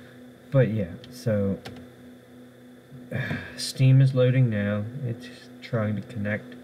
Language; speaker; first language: English; native; English